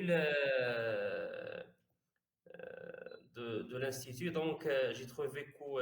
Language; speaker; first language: French; non-native, learner; Arabic